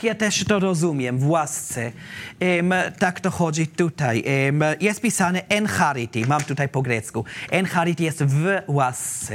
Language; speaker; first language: Polish; non-native, learner; German